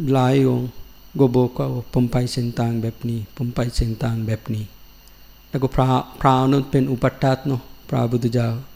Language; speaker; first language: Thai; non-native, learner; Sinhala